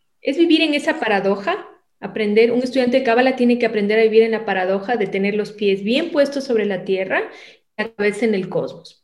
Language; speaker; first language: Spanish; native; Spanish